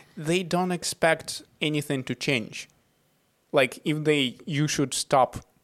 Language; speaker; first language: English; non-native, fluent; Russian